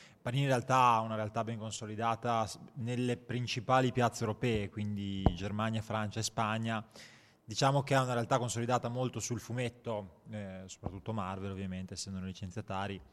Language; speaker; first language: Italian; native; Italian